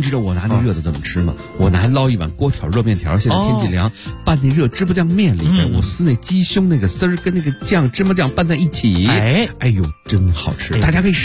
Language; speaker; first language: Chinese; native; Chinese